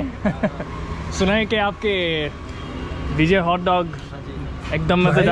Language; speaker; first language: Hindi; non-native, learner; English